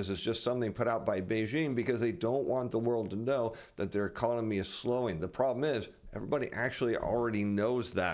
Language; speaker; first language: English; native; English